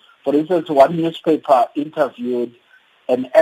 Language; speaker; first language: English; non-native, local second language; Swati